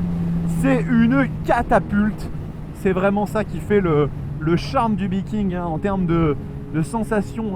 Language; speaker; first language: French; native; French